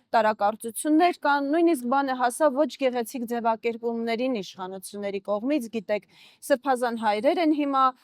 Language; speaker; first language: Armenian; native; Armenian